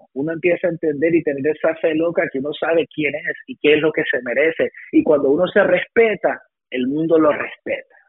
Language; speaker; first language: Spanish; early bilingual, heritage; Spanish